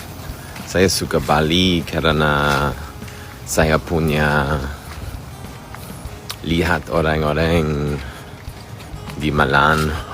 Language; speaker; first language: Indonesian; non-native, learner; English